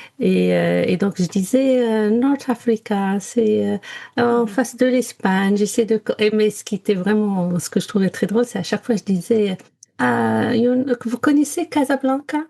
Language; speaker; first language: French; non-native, local second language; Arabic